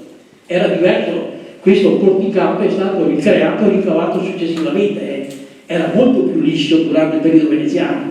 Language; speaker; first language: Italian; native; Italian